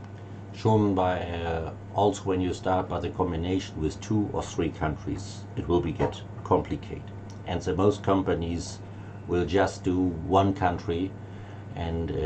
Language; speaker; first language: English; non-native, learner; German